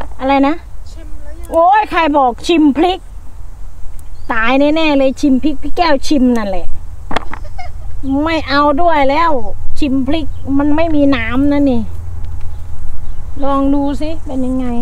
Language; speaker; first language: Thai; non-native, local second language; Northeastern Thai